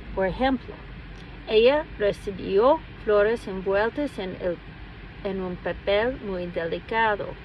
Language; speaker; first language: Spanish; non-native, learner; English